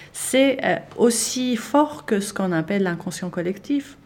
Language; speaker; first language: French; non-native, fluent; Persian